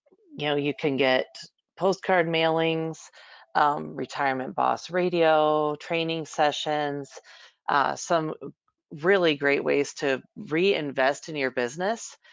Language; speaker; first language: English; native; English